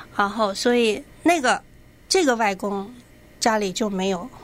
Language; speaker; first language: Chinese; native; Chinese